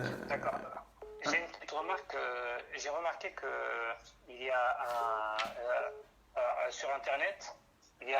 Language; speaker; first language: French; non-native, local second language; Arabic